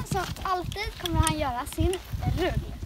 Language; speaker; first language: Swedish; native; Swedish